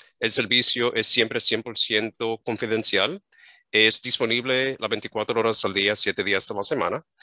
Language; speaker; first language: Spanish; early bilingual, heritage; English